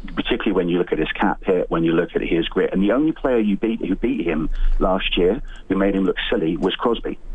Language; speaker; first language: English; native; English